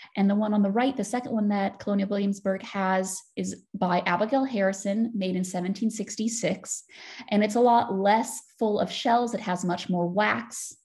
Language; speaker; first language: English; native; English